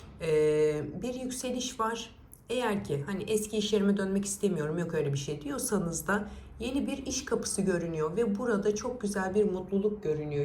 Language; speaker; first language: Turkish; native; Turkish